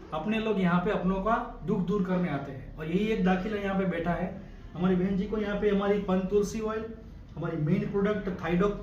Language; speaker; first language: Hindi; non-native, local second language; Gujarati